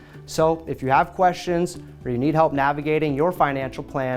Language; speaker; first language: English; native; English